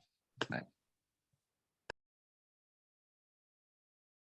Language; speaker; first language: French; native; French